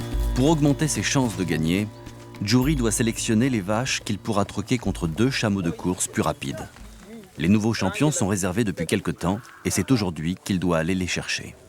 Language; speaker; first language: French; native; French